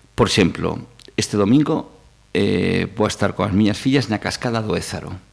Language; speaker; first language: Galician; native; Galician